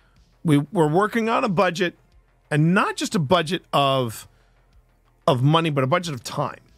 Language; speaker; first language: English; native; English